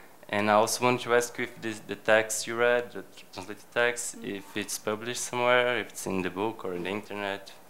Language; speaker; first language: English; non-native, fluent; Portuguese